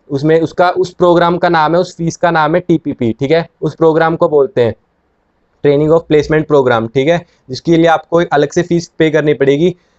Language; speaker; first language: Hindi; native; Hindi